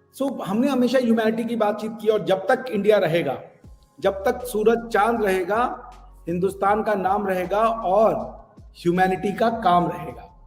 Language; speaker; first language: Hindi; native; Hindi